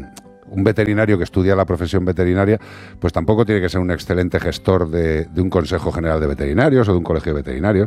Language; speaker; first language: Spanish; native; Spanish